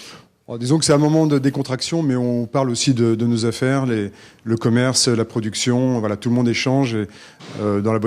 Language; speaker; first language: French; native; French